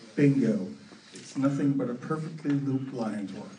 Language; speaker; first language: English; native; English